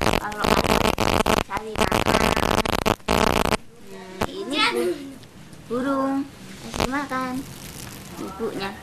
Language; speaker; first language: Indonesian; native; Indonesian